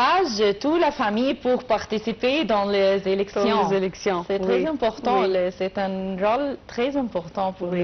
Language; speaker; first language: French; non-native, learner; Arabic